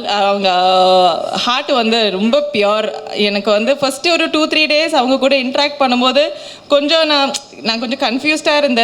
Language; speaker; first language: Tamil; non-native, learner; Malayalam